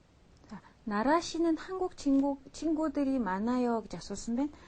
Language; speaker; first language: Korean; non-native, fluent; Mongolian